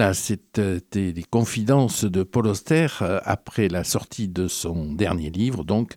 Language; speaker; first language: French; native; French